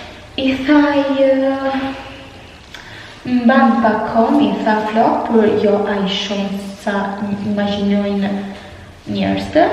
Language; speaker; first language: Albanian; early bilingual, heritage; Albanian